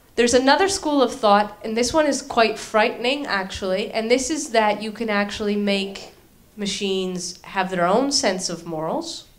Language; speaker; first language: English; native; English